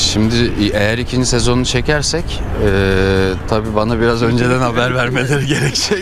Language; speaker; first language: Turkish; native; Turkish